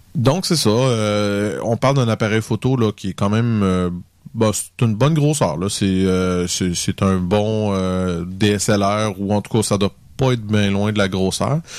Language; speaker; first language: French; native; French